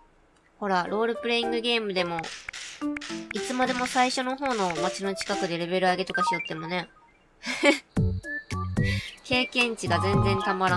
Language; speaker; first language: Japanese; native; Japanese